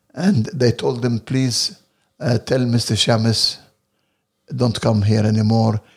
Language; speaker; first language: English; non-native, fluent; Arabic